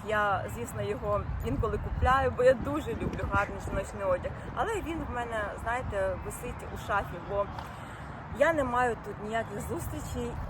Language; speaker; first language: Ukrainian; non-native, local second language; Russian